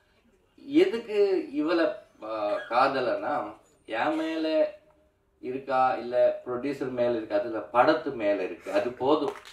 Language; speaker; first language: Tamil; non-native, learner; Telugu